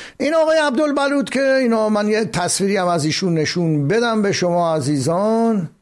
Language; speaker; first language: Persian; native; Persian